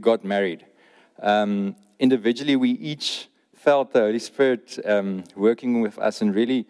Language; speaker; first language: English; non-native, local second language; Afrikaans